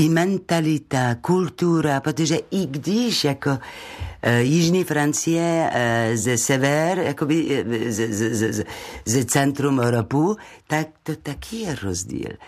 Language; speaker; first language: Czech; non-native, learner; French